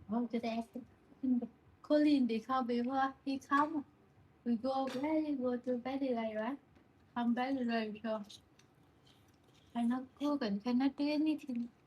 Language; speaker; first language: English; non-native, learner; Vietnamese